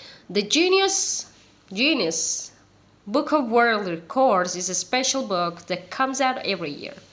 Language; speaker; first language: English; non-native, fluent; Azerbaijani